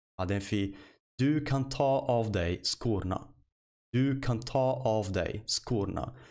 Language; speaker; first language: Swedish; non-native, fluent; Arabic